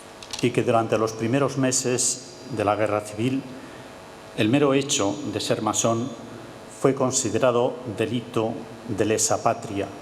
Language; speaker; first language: Spanish; native; Spanish